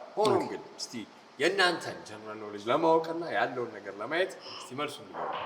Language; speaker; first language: Amharic; native; Amharic